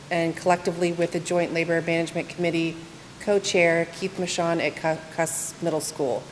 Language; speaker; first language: English; native; English